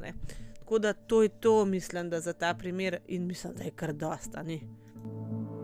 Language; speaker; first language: Slovenian; native; Slovenian